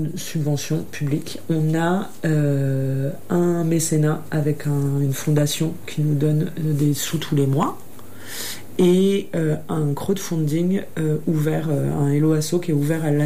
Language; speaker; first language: French; native; French